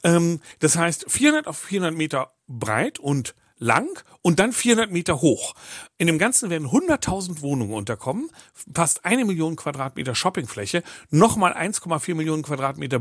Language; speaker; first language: German; native; German